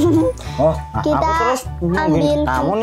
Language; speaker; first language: Indonesian; native; Indonesian